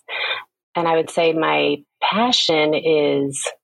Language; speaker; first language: English; native; English